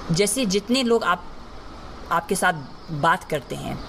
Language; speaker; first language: Hindi; non-native, fluent; English